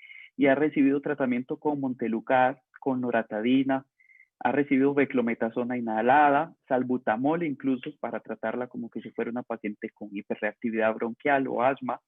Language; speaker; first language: Spanish; native; Spanish